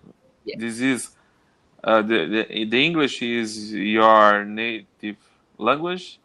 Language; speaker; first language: English; non-native, learner; Portuguese